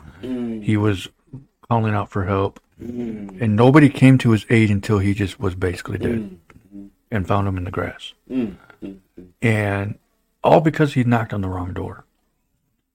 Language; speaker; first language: English; native; English